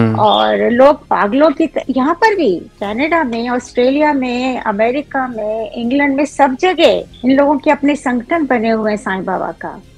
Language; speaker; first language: Hindi; native; Hindi